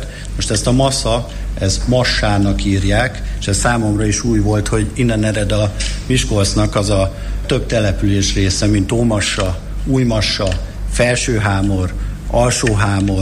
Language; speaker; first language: Hungarian; native; Hungarian